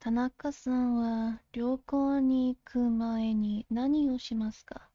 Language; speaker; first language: Japanese; non-native, learner; English